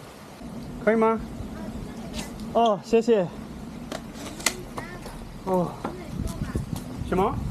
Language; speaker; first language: Chinese; non-native, learner; English